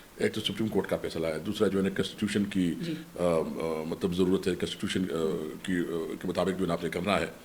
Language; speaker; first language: Urdu; non-native, local second language; Pashto